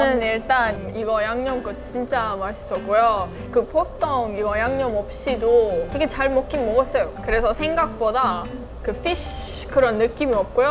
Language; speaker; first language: Korean; non-native, fluent; Estonian